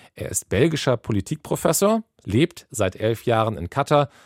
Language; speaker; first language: German; native; German